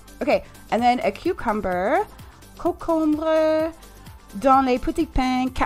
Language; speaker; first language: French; non-native, learner; English